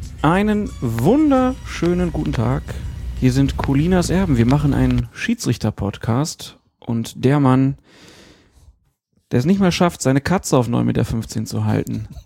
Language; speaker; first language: German; native; German